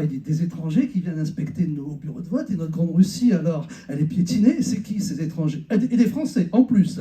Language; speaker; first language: French; native; French